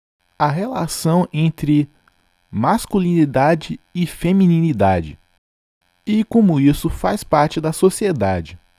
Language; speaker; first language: Portuguese; non-native, fluent; English